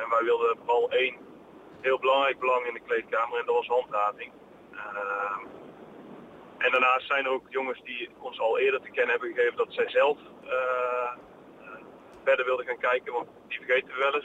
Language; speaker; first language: Dutch; native; Dutch